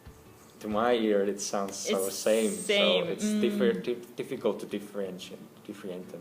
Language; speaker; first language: English; non-native, fluent; Finnish